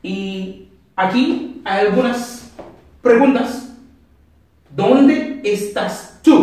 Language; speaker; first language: Spanish; non-native, learner; Haitian Creole